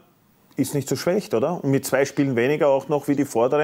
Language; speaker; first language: German; native; German